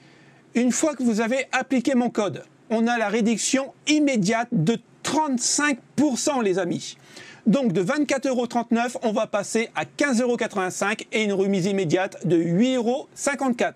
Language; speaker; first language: French; native; French